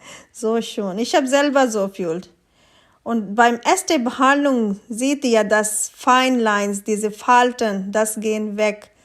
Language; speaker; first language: German; non-native, learner; Urdu